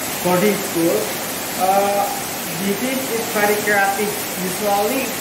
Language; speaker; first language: English; non-native, learner; Indonesian